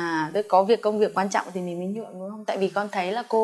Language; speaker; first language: Vietnamese; native; Vietnamese